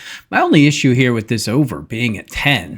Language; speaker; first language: English; native; English